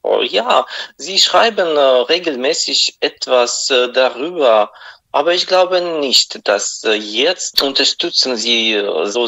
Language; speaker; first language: German; non-native, fluent; Russian